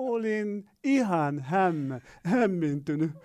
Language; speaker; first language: Finnish; non-native, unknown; Arabic